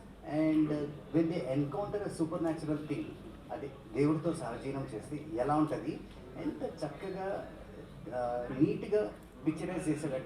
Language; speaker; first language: Telugu; native; Telugu